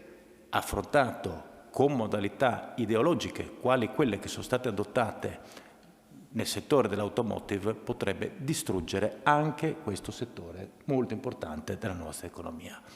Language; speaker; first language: Italian; native; Italian